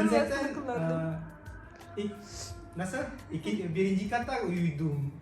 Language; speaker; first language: Turkish; non-native, learner; Indonesian